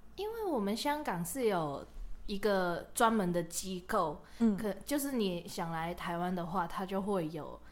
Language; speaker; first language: Chinese; non-native, local second language; Cantonese